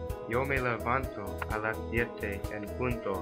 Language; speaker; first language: Spanish; non-native, learner; English